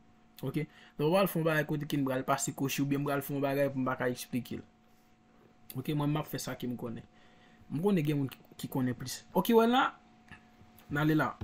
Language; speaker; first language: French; non-native, local second language; Haitian Creole